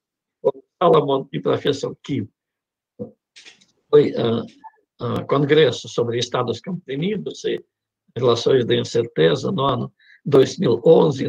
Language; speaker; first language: Portuguese; non-native, fluent; Russian